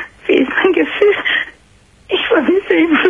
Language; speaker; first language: German; non-native, fluent; Romanian